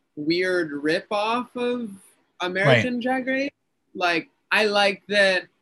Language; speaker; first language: English; early bilingual, other home language; Spanish